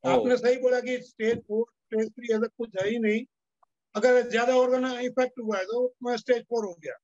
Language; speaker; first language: Hindi; non-native, local second language; Gujarati